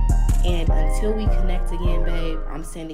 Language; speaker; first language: English; native; English